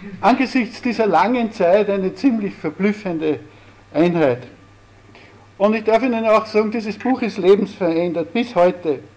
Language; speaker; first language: German; native; German